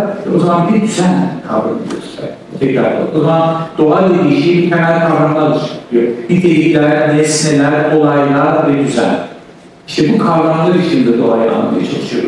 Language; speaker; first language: Turkish; native; Turkish